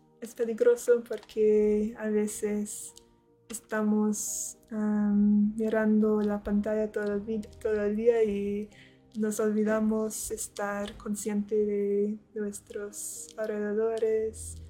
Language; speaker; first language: Spanish; non-native, learner; English